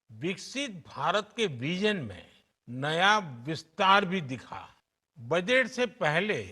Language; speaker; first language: Hindi; non-native, local second language; Gujarati